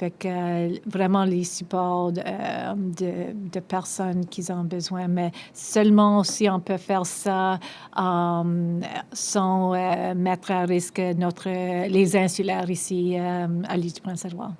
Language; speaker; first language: French; non-native, local second language; English